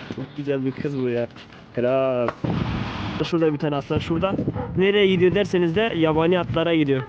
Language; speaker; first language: Turkish; non-native, local second language; Kurdish